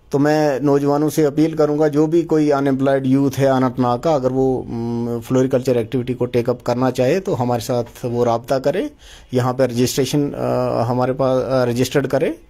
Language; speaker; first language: Hindi; non-native, local second language; Kashmiri